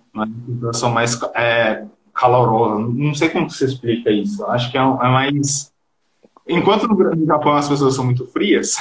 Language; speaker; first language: Portuguese; early bilingual, heritage; Portuguese